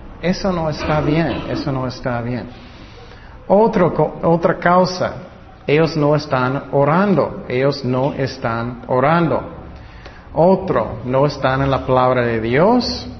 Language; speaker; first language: Spanish; non-native, fluent; English